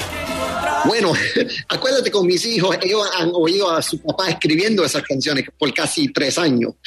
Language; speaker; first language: Spanish; early bilingual, heritage; Spanish